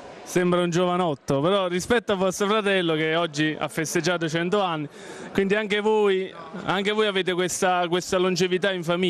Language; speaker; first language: Italian; native; Italian